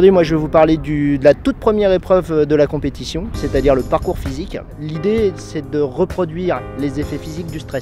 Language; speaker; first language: French; native; French